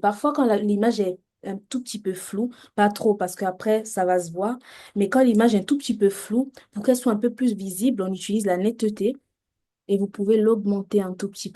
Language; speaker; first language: French; native; French